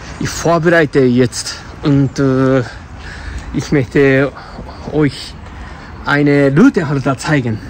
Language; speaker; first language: German; non-native, learner; Japanese